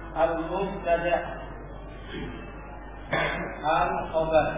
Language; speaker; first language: Arabic; non-native, learner; Indonesian